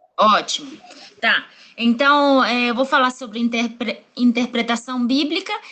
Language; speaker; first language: Portuguese; non-native, fluent; Spanish